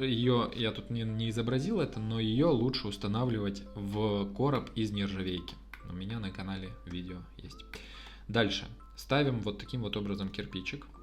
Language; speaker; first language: Russian; native; Russian